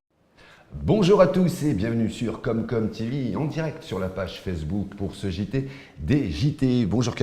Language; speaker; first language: French; native; French